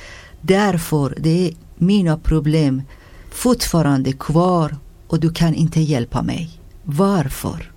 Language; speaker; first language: Swedish; non-native, fluent; Persian